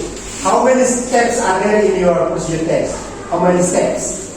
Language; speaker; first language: English; non-native, learner; Indonesian